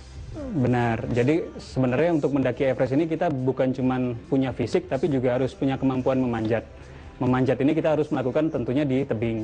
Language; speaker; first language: Indonesian; native; Indonesian